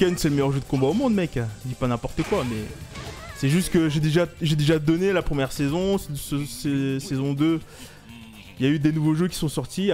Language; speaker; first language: French; native; French